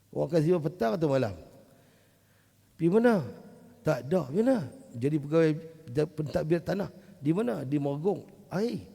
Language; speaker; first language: Malay; native; Malay